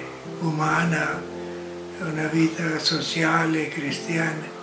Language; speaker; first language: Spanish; non-native, fluent; Italian